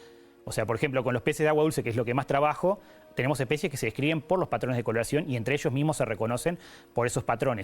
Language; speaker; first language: Spanish; native; Spanish